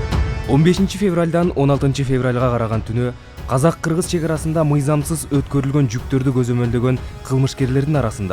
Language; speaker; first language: Kyrgyz; native; Kyrgyz